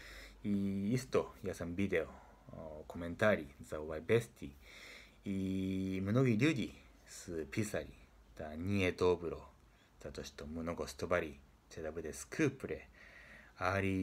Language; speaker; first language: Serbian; non-native, learner; Japanese